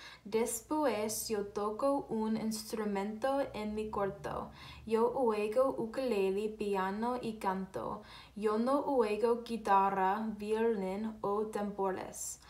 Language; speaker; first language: Spanish; non-native, learner; English